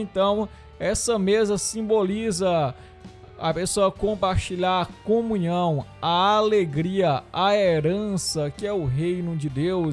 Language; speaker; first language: Portuguese; native; Portuguese